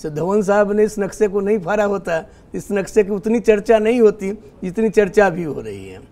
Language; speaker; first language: Hindi; native; Hindi